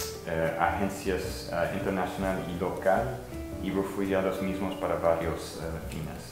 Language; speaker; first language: Spanish; non-native, fluent; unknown